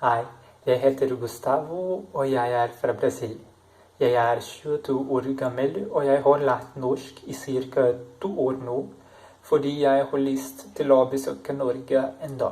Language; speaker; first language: Norwegian; non-native, learner; Portuguese